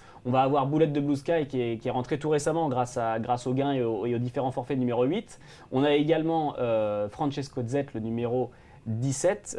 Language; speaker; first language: French; native; French